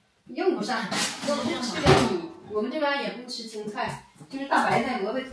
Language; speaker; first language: Chinese; native; Chinese